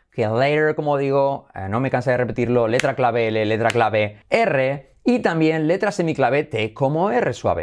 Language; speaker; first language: Spanish; native; Spanish